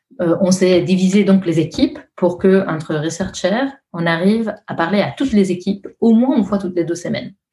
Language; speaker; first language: French; non-native, fluent; Italian